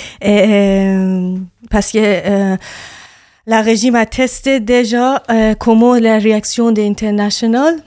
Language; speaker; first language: French; non-native, learner; Persian